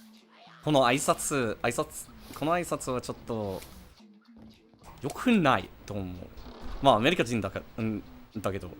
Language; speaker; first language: Japanese; non-native, learner; English